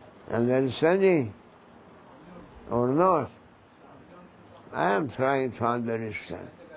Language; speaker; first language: English; non-native, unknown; Turkish